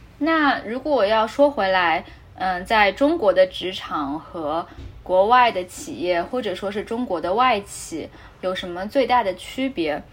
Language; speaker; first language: Chinese; native; Chinese